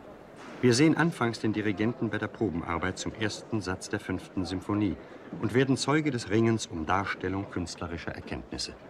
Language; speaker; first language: German; native; German